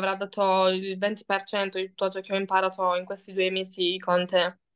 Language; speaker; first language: Italian; native; Italian